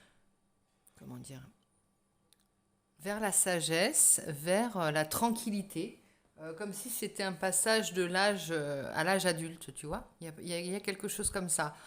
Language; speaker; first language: French; native; French